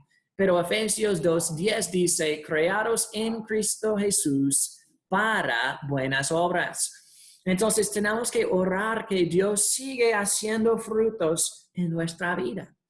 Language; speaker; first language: Spanish; non-native, fluent; English